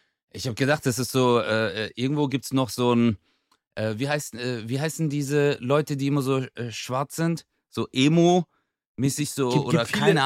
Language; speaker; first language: German; early bilingual, other home language; Turkish